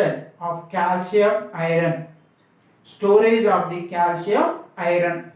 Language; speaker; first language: English; non-native, local second language; Telugu